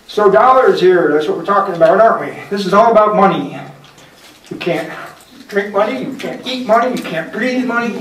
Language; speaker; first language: English; native; English